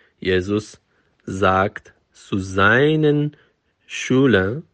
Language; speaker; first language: German; non-native, fluent; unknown